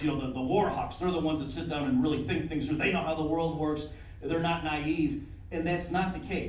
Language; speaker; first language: English; native; English